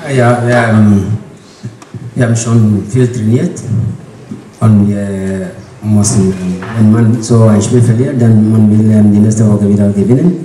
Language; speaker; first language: German; non-native, learner; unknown